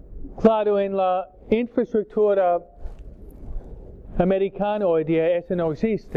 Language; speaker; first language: Spanish; non-native, fluent; English